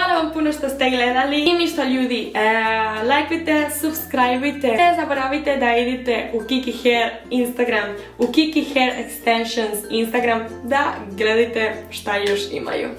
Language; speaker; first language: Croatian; early bilingual, heritage; Spanish